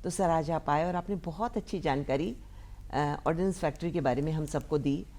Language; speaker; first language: Hindi; non-native, local second language; Marathi